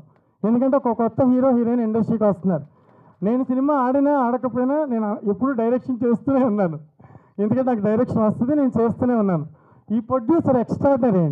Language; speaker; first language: Telugu; native; Telugu